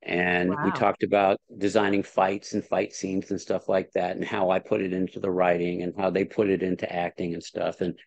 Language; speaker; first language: English; native; English